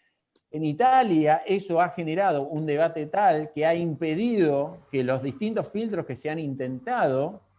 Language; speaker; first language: Spanish; native; Spanish